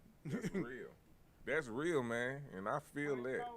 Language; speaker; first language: English; native; English